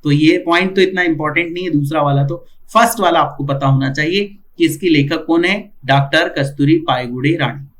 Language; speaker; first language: Hindi; non-native, local second language; Marathi